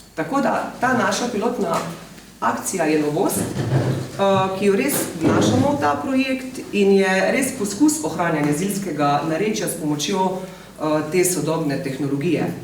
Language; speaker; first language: Slovenian; native; Slovenian